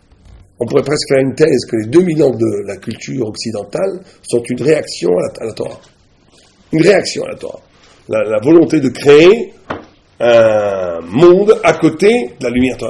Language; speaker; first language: French; native; French